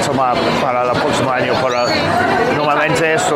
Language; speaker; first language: Spanish; non-native, learner; English